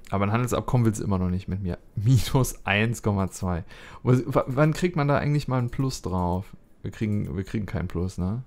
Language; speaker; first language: German; native; German